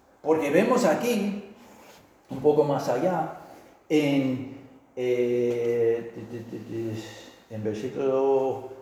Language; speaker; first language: Spanish; non-native, fluent; English